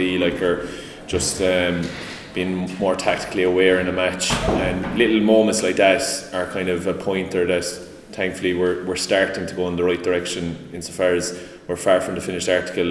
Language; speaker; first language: English; native; English